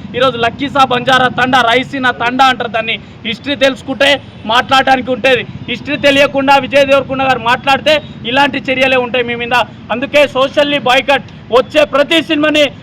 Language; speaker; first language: Telugu; non-native, local second language; Lambadi